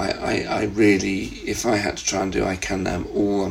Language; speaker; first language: English; native; English